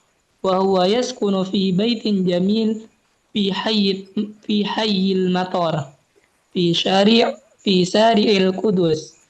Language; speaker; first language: Arabic; non-native, learner; Indonesian